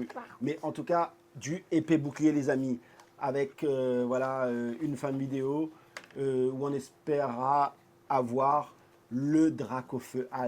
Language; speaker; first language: French; native; French